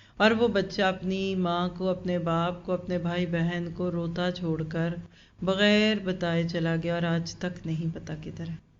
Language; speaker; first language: Urdu; native; Urdu